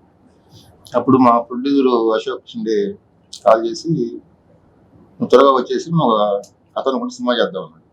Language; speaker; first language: Telugu; native; Telugu